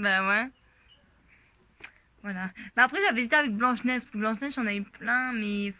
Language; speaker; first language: French; native; French